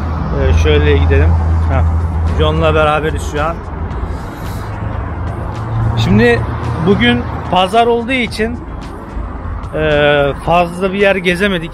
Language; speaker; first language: Turkish; native; Turkish